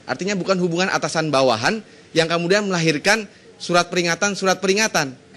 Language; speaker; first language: Indonesian; native; Indonesian